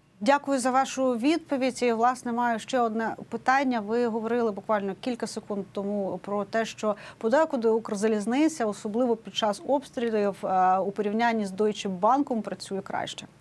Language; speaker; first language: Ukrainian; native; Ukrainian